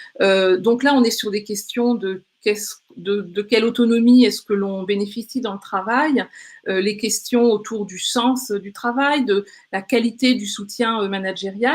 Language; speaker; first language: French; native; French